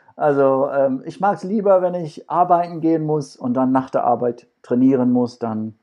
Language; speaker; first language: German; non-native, fluent; English